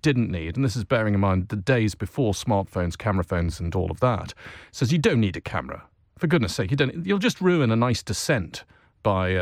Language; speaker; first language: English; native; English